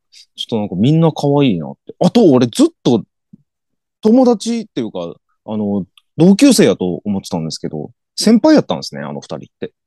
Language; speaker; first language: Japanese; native; Japanese